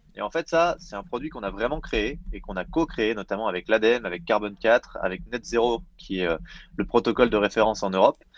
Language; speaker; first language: French; native; French